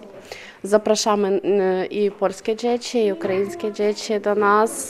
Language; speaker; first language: Polish; non-native, learner; Ukrainian